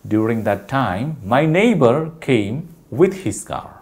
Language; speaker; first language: English; non-native, local second language; Malayalam